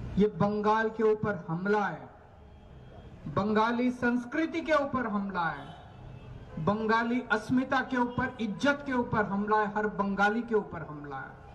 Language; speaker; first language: Hindi; native; Hindi